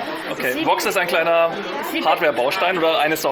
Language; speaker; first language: German; native; German